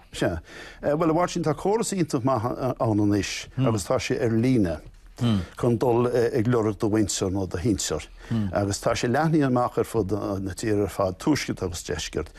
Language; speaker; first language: Irish; non-native, local second language; English